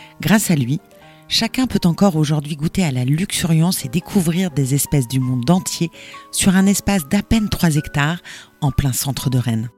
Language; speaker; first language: French; native; French